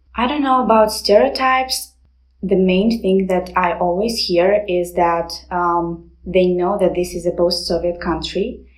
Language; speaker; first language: English; non-native, fluent; Romanian